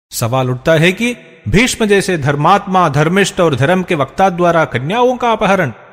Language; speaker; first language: Hindi; native; Hindi